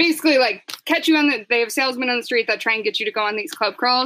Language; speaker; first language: English; native; English